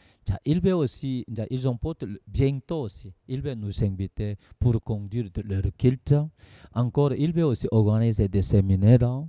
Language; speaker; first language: French; non-native, learner; Korean